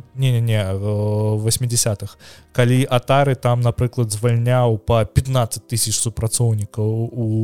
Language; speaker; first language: Belarusian; non-native, local second language; Russian